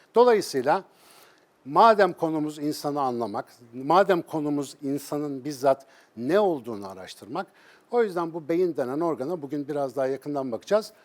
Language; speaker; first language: Turkish; native; Turkish